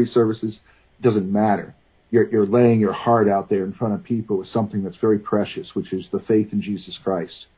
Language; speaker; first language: English; native; English